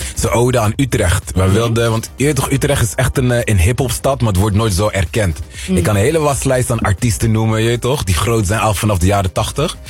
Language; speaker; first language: Dutch; non-native, local second language; Papiamento